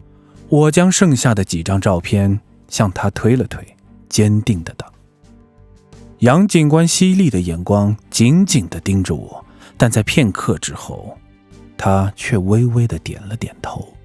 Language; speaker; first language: Chinese; native; Chinese